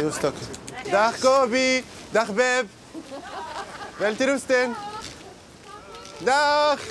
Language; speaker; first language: Dutch; non-native, learner; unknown